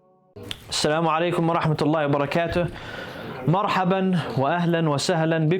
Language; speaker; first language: Arabic; non-native, fluent; English